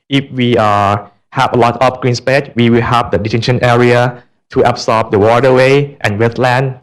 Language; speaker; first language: English; non-native, learner; Thai